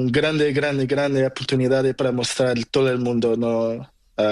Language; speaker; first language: Spanish; non-native, learner; Portuguese